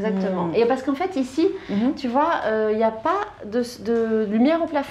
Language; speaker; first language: French; native; French